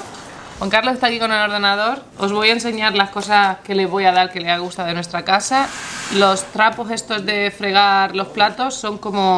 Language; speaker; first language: Spanish; native; Spanish